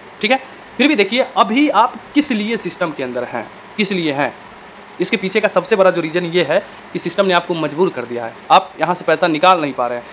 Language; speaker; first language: Hindi; native; Hindi